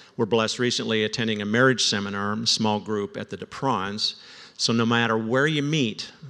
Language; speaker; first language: English; native; English